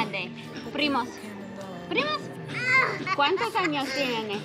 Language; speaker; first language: Spanish; non-native, learner; English